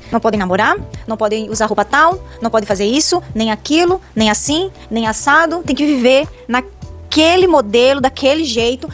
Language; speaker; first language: Portuguese; native; Portuguese